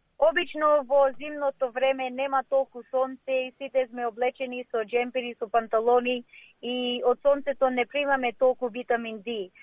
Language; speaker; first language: Macedonian; early bilingual, heritage; Macedonian